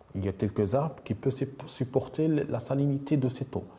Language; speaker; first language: French; non-native, local second language; Arabic